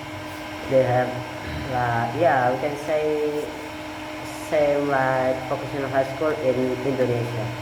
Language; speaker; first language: English; non-native, learner; Indonesian